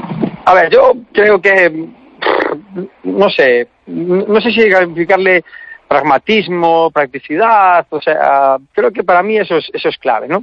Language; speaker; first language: Spanish; native; Spanish